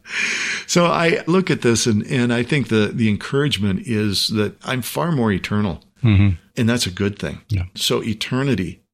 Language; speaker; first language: English; native; English